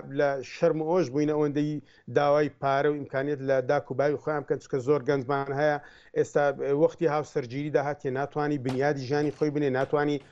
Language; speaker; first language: Central Kurdish; native; Central Kurdish